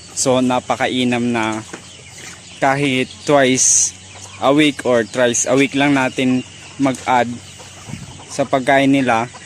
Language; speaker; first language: Filipino; non-native, local second language; Iloko